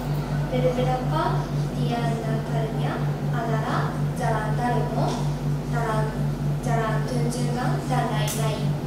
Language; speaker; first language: Indonesian; non-native, learner; Japanese